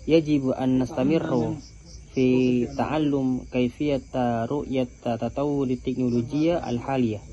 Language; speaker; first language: Arabic; non-native, learner; Indonesian